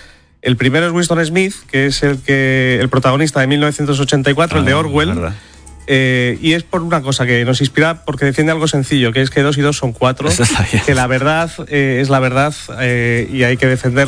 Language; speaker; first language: Spanish; native; Spanish